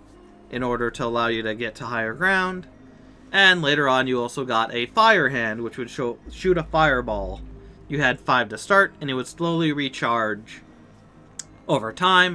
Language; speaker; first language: English; native; English